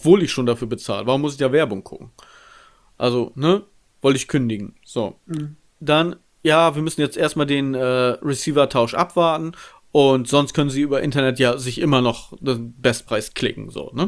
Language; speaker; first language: German; native; German